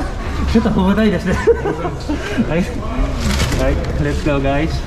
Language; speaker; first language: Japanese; non-native, learner; Filipino